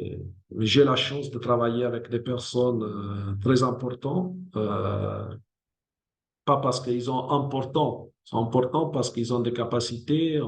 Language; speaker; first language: French; non-native, fluent; Italian